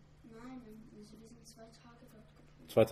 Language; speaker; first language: German; early bilingual, other home language; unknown